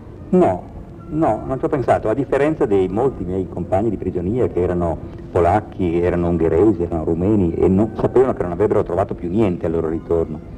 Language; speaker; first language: Italian; native; Italian